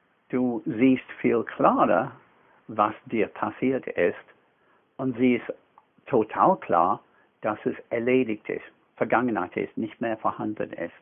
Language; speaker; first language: German; non-native, fluent; English